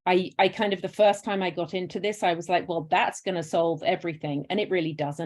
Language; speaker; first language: English; native; English